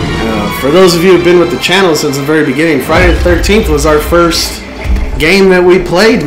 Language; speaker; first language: English; native; English